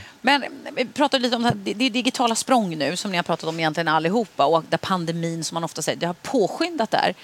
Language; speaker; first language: Swedish; native; Swedish